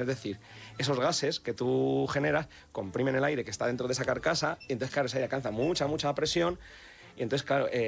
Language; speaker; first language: Spanish; native; Spanish